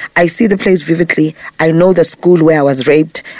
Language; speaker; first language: English; non-native, local second language; Zulu